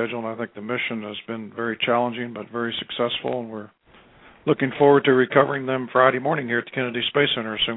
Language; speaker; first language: English; native; English